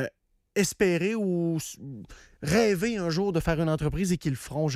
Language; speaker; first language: French; native; French